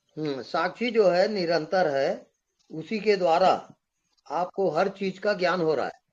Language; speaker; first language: Hindi; native; Hindi